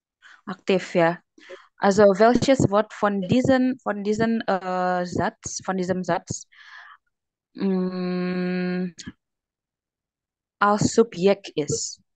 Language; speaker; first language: German; non-native, fluent; Indonesian